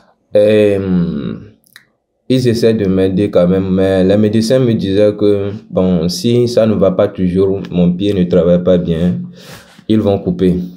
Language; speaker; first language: French; non-native, local second language; Ewe